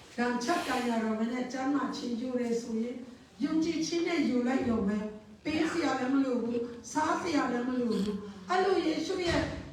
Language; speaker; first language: Burmese; non-native, local second language; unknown